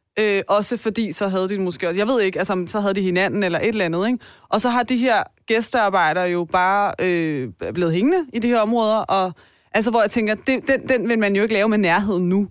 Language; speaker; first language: Danish; early bilingual, other home language; Persian